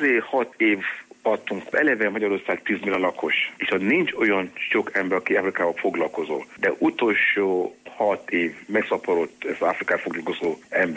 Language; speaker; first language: Hungarian; non-native, learner; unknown